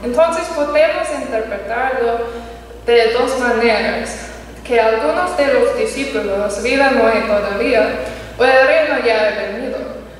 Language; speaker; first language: Spanish; non-native, learner; English